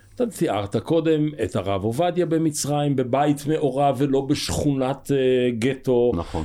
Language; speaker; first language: Hebrew; native; Hebrew